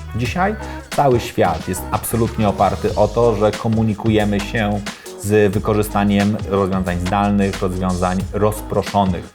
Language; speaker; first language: Polish; native; Polish